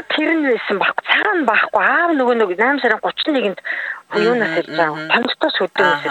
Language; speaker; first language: Mongolian; native; Mongolian